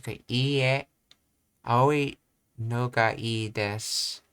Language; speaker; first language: Japanese; non-native, learner; English